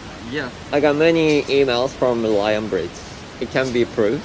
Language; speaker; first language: English; non-native, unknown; Japanese